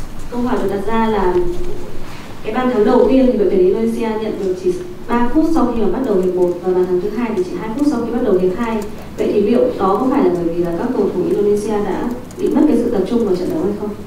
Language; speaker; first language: Vietnamese; native; Vietnamese